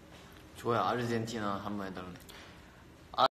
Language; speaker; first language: Korean; native; Korean